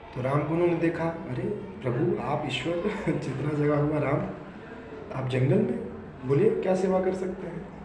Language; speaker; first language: Hindi; native; Hindi